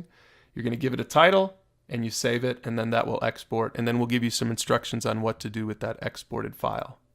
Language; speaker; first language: English; native; English